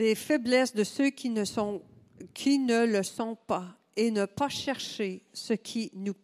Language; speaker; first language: French; native; French